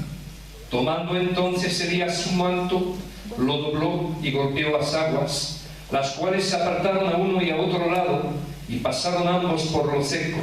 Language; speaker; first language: Spanish; early bilingual, heritage; French